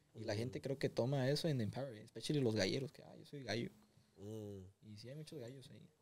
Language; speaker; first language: Spanish; early bilingual, heritage; Spanish